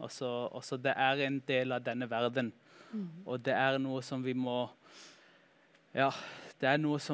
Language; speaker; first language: Norwegian; early bilingual, heritage; Norwegian